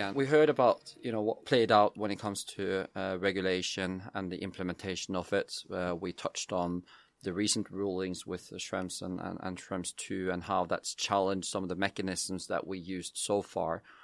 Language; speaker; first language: English; non-native, fluent; Norwegian